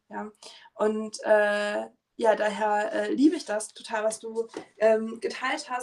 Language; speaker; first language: German; native; German